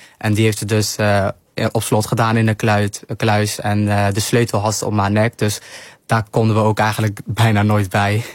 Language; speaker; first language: Dutch; early bilingual, other home language; Somali